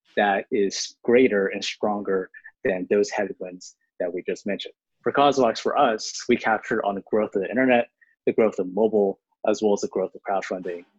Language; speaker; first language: English; early bilingual, other home language; Chinese